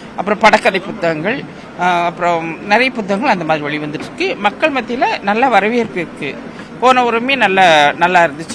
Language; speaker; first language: Tamil; native; Tamil